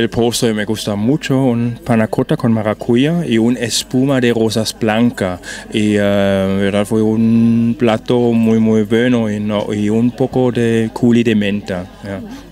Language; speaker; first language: Spanish; non-native, fluent; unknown